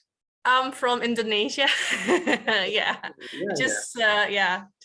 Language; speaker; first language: English; non-native, fluent; Indonesian